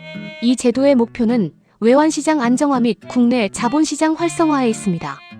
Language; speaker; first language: Korean; native; Korean